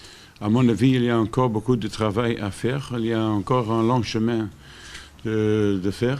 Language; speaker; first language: French; non-native, fluent; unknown